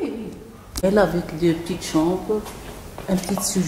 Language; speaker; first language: French; non-native, local second language; Arabic